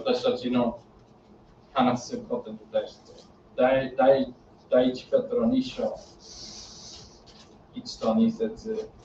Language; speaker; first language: Japanese; non-native, learner; English